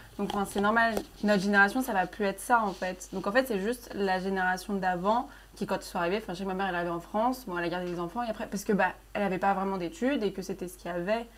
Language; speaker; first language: French; early bilingual, other home language; Portuguese